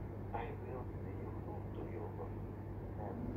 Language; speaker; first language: English; non-native, learner; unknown